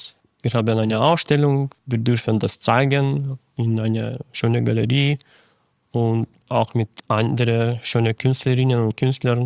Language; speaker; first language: German; non-native, fluent; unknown